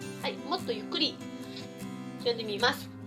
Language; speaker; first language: Japanese; non-native, fluent; Cebuano